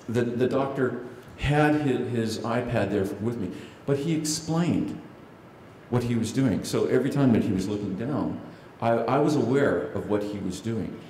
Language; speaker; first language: English; native; English